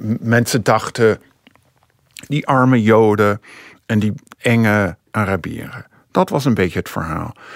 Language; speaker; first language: Dutch; non-native, fluent; English